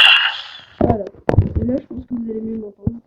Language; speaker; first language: French; native; French